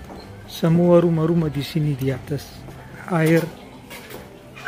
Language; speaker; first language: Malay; non-native, fluent; Urdu